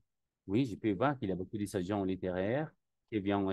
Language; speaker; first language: French; non-native, learner; Spanish